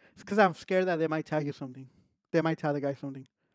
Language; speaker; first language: English; early bilingual, other home language; Spanish